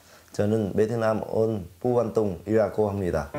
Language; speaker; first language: Korean; non-native, learner; Vietnamese